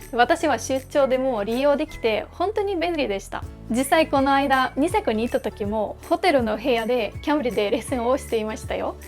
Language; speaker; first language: Japanese; non-native, fluent; Russian